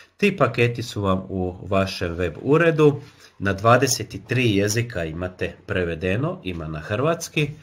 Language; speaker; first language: Croatian; native; Croatian